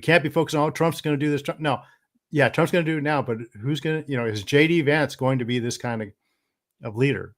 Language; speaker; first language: English; native; English